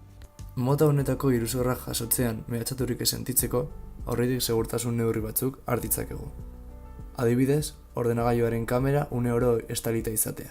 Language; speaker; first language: Basque; non-native, local second language; Spanish